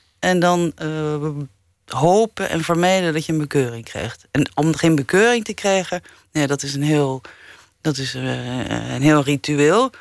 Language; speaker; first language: Dutch; early bilingual, other home language; English